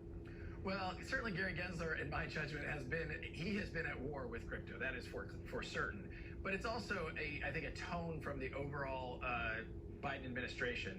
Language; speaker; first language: English; native; English